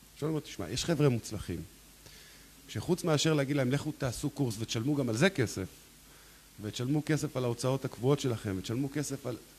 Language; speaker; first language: Hebrew; native; Hebrew